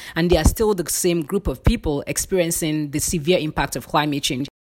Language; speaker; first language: English; non-native, local second language; Yoruba